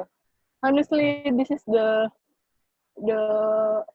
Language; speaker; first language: English; non-native, learner; Indonesian